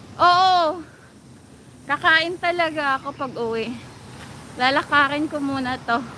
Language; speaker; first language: Filipino; native; Filipino